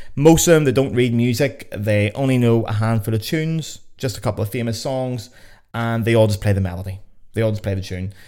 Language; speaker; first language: English; native; English